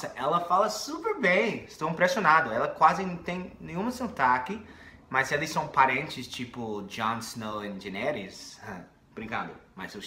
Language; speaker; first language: Portuguese; non-native, fluent; English